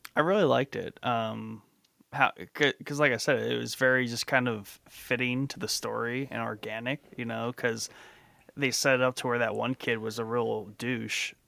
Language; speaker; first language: English; native; English